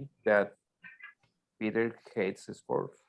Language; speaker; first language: English; non-native, learner; Spanish